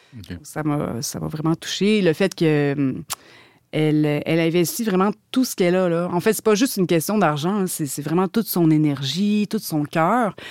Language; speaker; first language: French; native; French